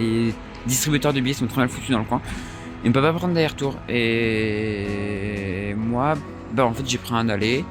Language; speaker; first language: French; native; French